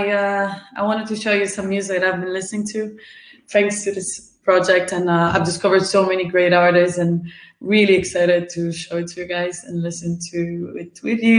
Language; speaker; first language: English; non-native, fluent; Polish